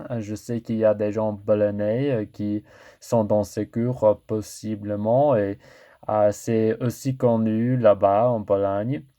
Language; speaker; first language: French; non-native, learner; English